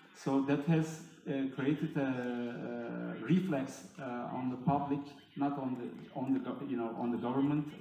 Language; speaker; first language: English; non-native, fluent; Turkish